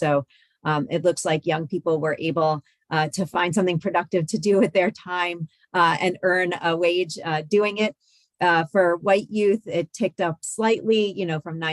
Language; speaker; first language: English; native; English